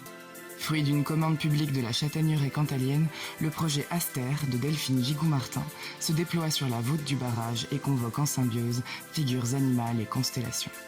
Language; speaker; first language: French; native; French